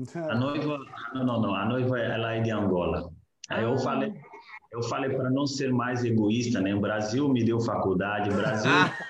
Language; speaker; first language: Portuguese; non-native, fluent; Hausa